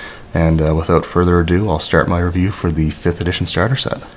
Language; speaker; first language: English; native; English